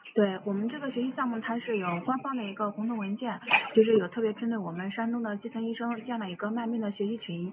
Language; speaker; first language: Chinese; native; Chinese